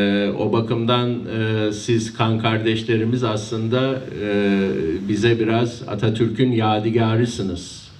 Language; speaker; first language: Turkish; native; Turkish